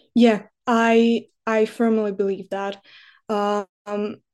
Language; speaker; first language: English; non-native, fluent; Slovak